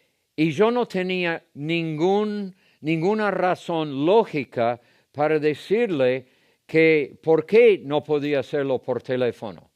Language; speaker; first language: Spanish; non-native, fluent; English